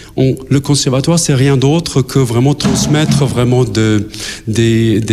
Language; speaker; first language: French; non-native, fluent; Albanian